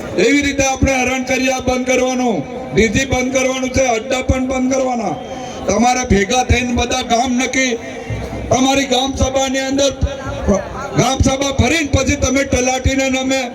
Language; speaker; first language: Gujarati; non-native, local second language; Rathawi